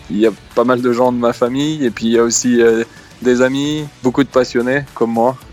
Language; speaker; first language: French; native; French